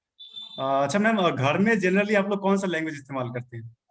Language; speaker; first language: Hindi; native; Hindi